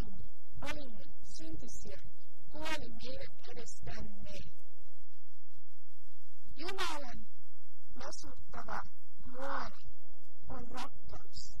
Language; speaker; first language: Finnish; early bilingual, heritage; Finnish